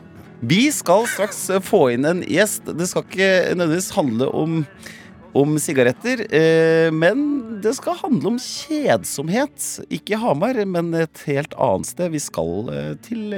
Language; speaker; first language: Norwegian; native; Norwegian